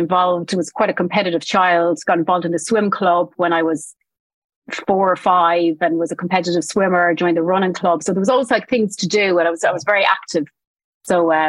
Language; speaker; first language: English; native; English